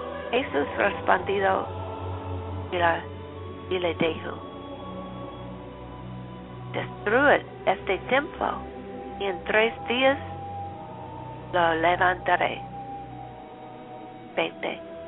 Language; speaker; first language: Spanish; non-native, learner; English